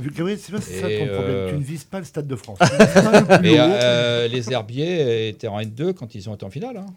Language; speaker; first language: French; native; French